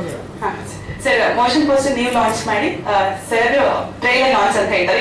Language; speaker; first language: Kannada; native; Kannada